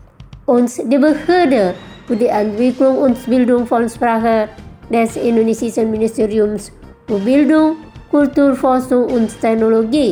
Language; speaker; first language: German; non-native, fluent; Indonesian